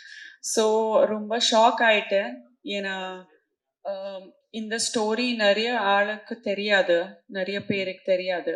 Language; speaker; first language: Tamil; non-native, local second language; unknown